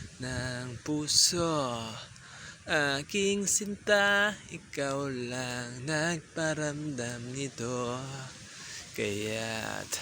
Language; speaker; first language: Filipino; native; Filipino